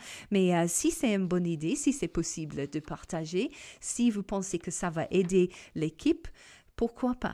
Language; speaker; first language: French; non-native, fluent; English